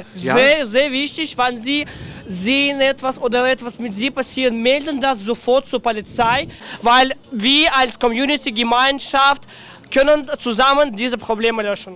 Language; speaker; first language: German; non-native, learner; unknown